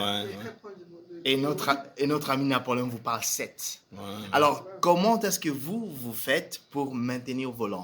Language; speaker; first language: French; non-native, fluent; English